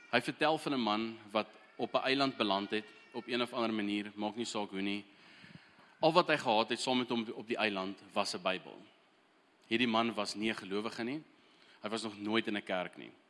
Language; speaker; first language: Afrikaans; early bilingual, heritage; Afrikaans